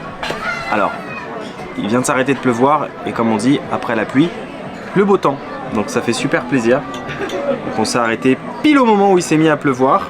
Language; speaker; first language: French; native; French